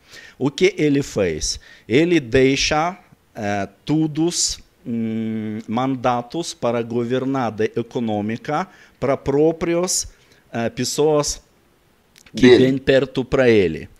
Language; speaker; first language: Portuguese; non-native, learner; Russian